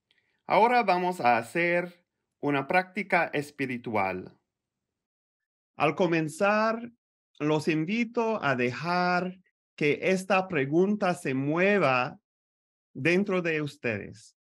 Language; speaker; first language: Spanish; non-native, fluent; French